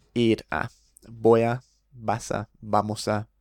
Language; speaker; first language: English; native; English